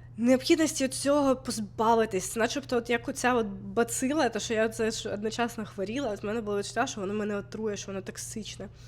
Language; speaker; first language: Ukrainian; non-native, local second language; Russian